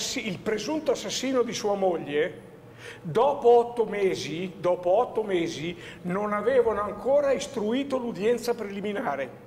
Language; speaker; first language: Italian; native; Italian